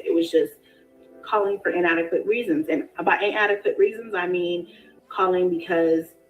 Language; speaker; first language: English; native; English